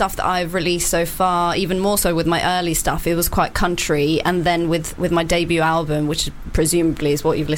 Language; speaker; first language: English; non-native, fluent; Norwegian